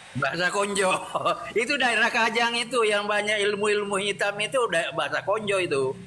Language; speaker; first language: Indonesian; non-native, local second language; Buginese